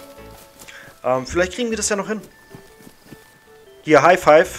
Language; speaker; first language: German; native; German